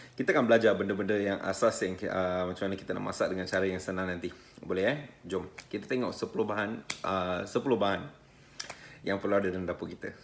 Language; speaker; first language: Malay; non-native, local second language; Tamil